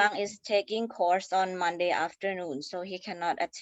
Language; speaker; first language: English; non-native, fluent; Thai